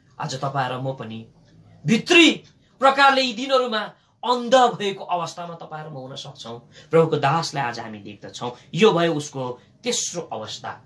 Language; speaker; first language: Nepali; native; Nepali